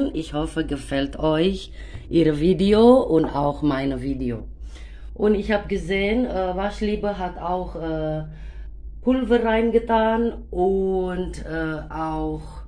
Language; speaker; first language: German; non-native, fluent; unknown